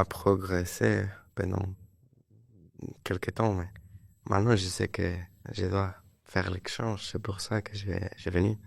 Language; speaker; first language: French; non-native, learner; Spanish